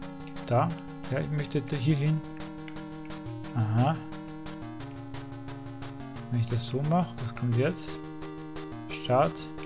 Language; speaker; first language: German; native; German